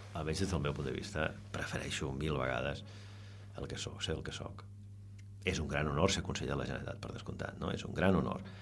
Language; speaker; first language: Catalan; non-native, local second language; Spanish